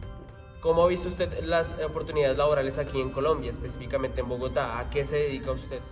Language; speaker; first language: Spanish; native; Spanish